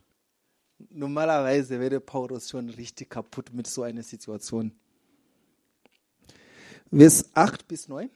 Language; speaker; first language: German; non-native, fluent; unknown